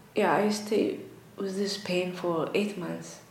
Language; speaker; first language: English; non-native, learner; Tigrinya